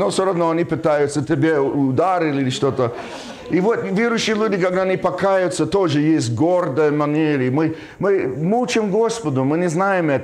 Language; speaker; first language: Russian; non-native, fluent; English